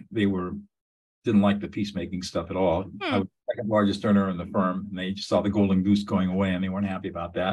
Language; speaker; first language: English; native; English